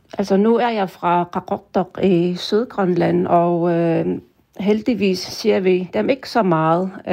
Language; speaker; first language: Danish; non-native, local second language; Kalaallisut